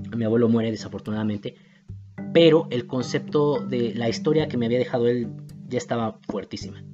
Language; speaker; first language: Spanish; native; Spanish